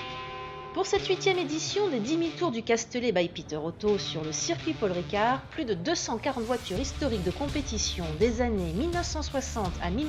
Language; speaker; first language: French; native; French